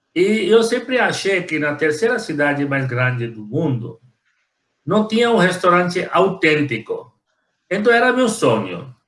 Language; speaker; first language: Portuguese; non-native, fluent; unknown